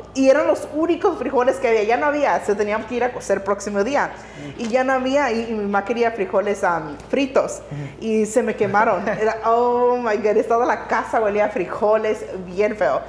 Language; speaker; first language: Spanish; early bilingual, heritage; Spanish